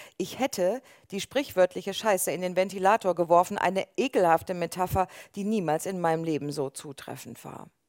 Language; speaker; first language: German; native; German